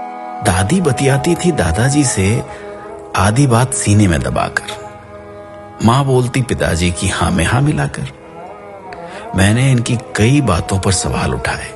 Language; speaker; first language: Hindi; native; Hindi